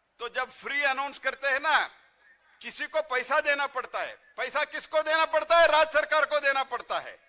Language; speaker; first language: Hindi; non-native, local second language; Kannada